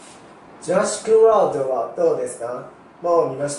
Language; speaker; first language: Japanese; non-native, learner; Chinese